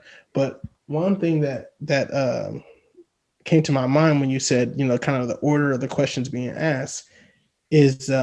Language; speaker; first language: English; native; English